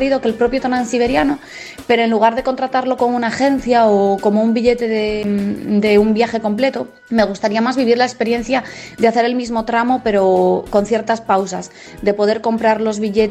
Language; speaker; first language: Spanish; native; Spanish